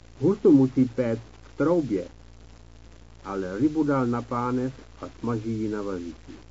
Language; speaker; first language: Czech; native; Czech